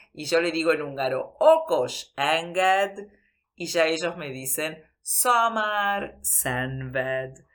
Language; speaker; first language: Spanish; early bilingual, heritage; Spanish